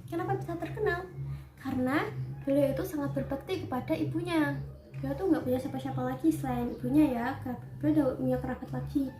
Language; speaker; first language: Indonesian; native; Indonesian